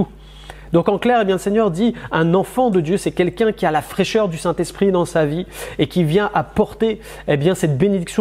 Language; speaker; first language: French; native; French